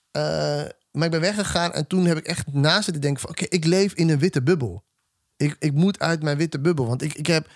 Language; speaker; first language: Dutch; native; Dutch